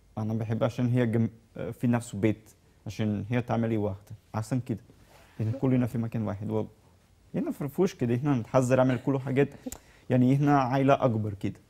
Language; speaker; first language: Egyptian Arabic; non-native, learner; Serbian